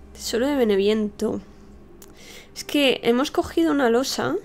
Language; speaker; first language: Spanish; native; Spanish